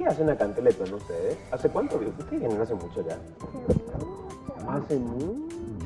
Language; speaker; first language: Spanish; native; Spanish